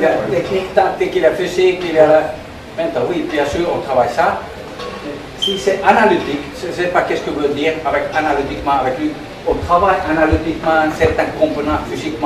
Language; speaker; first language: French; non-native, learner; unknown